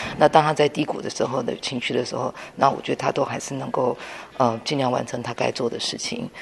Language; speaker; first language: Chinese; native; Chinese